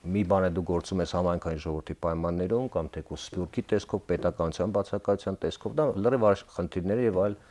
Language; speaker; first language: Armenian; native; Armenian